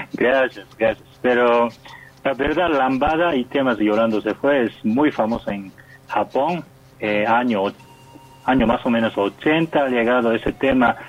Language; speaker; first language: Spanish; non-native, learner; Japanese